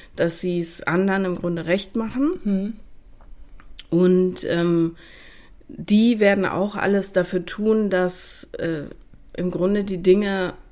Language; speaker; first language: German; native; German